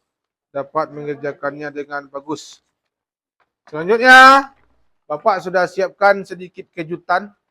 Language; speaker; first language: Indonesian; native; Indonesian